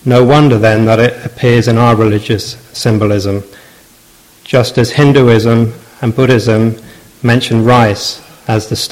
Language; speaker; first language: English; native; English